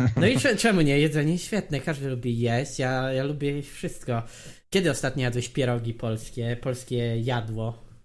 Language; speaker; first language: Polish; native; Polish